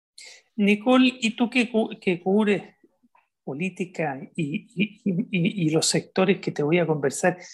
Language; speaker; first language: Spanish; native; Spanish